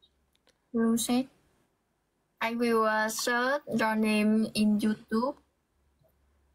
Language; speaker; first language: English; non-native, learner; Vietnamese